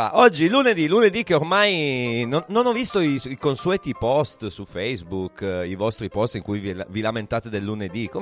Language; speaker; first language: Italian; native; Italian